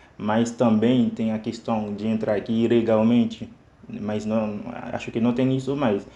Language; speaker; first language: Portuguese; non-native, fluent; Haitian Creole